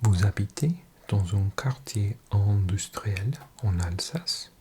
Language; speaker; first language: French; non-native, learner; English